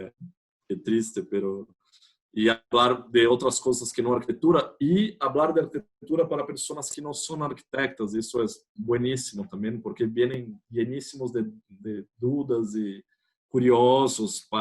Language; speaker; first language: Spanish; non-native, fluent; Portuguese